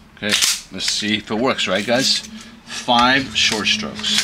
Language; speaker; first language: English; native; English